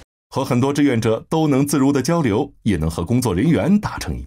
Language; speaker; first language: Chinese; native; Chinese